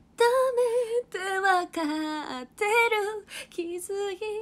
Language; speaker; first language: Japanese; native; Japanese